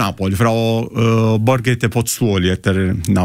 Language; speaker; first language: Icelandic; non-native, learner; Italian